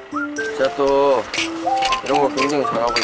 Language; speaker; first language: Korean; native; Korean